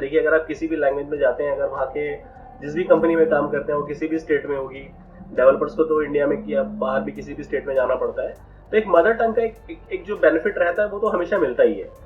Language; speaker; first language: Hindi; native; Hindi